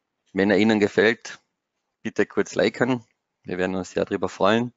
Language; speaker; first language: German; native; German